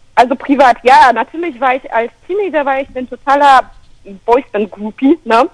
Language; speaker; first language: German; non-native, fluent; Polish